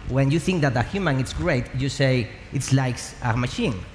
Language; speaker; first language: English; non-native, learner; Spanish